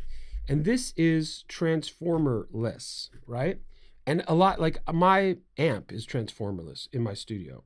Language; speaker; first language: English; native; English